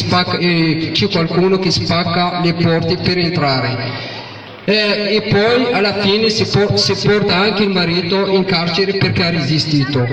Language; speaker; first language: Italian; non-native, fluent; Arabic